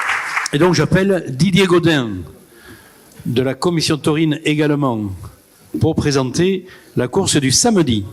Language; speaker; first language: French; native; French